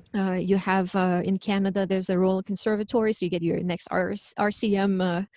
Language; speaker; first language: English; non-native, fluent; French